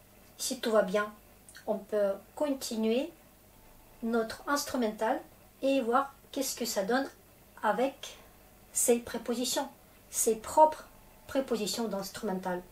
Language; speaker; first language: French; non-native, fluent; Russian